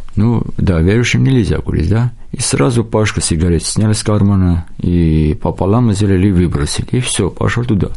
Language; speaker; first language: Russian; non-native, local second language; Armenian